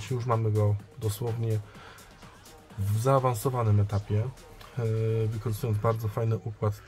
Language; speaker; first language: Polish; native; Polish